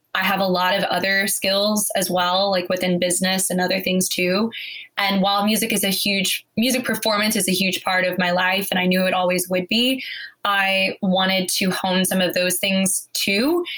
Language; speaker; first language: English; native; English